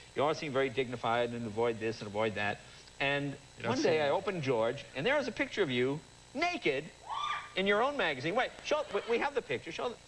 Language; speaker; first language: English; native; English